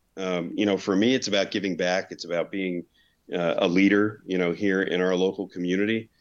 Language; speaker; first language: English; native; English